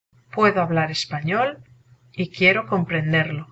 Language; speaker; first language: Spanish; non-native, learner; English